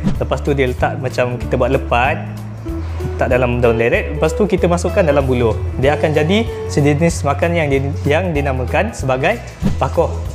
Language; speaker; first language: Malay; non-native, local second language; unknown